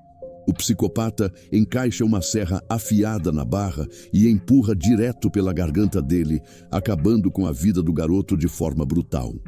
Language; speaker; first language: Portuguese; native; Portuguese